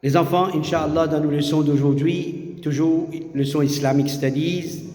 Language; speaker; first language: French; non-native, learner; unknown